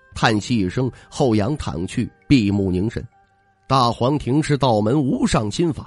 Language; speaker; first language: Chinese; native; Chinese